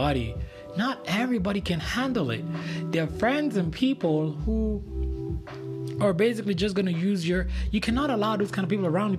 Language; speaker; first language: English; non-native, local second language; Yoruba